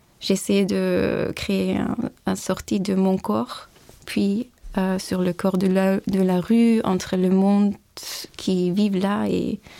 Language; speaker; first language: French; non-native, fluent; Turkish